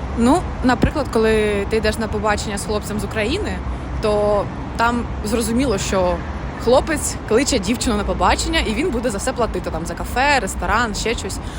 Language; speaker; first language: Ukrainian; native; Ukrainian